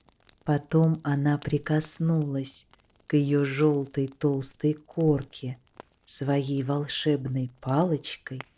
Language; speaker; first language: Russian; native; Russian